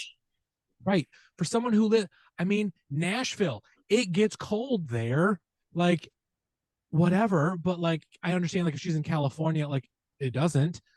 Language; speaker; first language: English; native; English